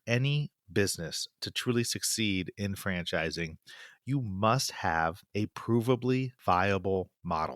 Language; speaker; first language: English; native; English